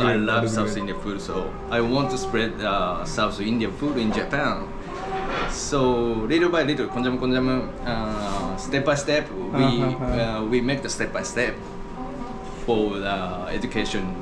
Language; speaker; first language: English; non-native, learner; Japanese